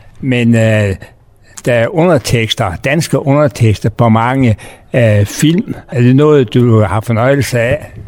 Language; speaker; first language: Danish; native; Danish